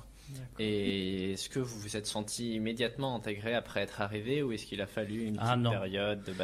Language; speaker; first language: French; native; French